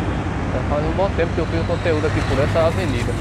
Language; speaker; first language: Portuguese; native; Portuguese